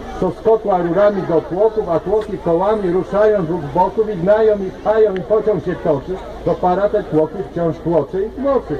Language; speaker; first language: Polish; native; Polish